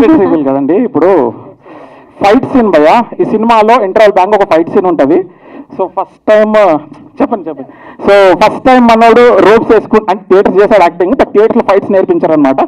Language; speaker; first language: Telugu; native; Telugu